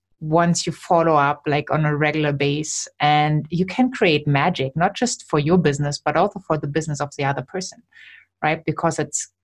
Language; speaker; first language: English; non-native, fluent; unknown